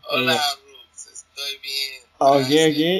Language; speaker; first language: Spanish; non-native, learner; English